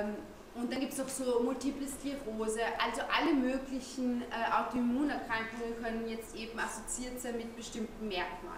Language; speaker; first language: German; native; German